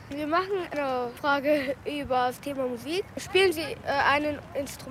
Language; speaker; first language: German; non-native, learner; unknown